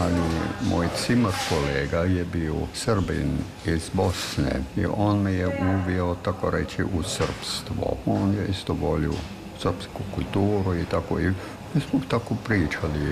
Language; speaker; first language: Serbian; non-native, fluent; German